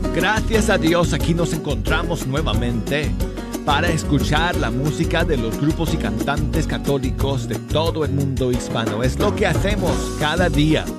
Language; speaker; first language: Spanish; non-native, fluent; English